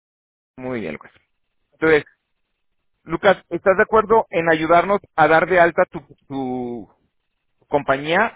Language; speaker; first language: Spanish; native; Spanish